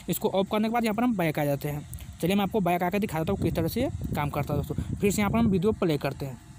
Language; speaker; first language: Hindi; native; Hindi